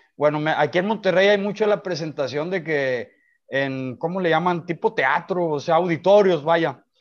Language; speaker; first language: Spanish; native; Spanish